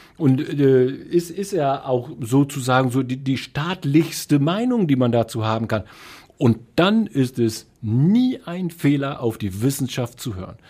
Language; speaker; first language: German; native; German